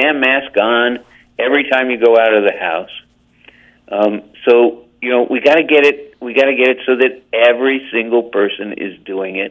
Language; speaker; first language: English; native; English